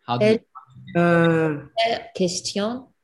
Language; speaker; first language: French; non-native, learner; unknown